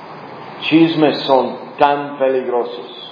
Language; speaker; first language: Spanish; non-native, fluent; English